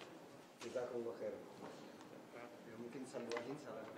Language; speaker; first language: Arabic; non-native, learner; Indonesian